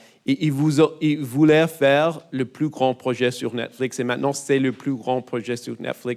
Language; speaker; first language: French; non-native, learner; English